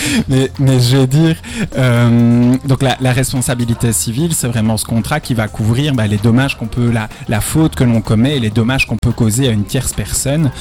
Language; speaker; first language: French; native; French